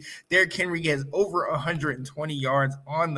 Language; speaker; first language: English; native; English